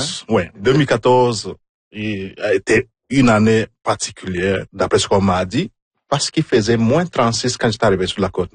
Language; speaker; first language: French; non-native, fluent; Igbo